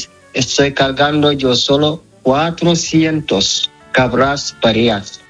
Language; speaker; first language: Spanish; non-native, learner; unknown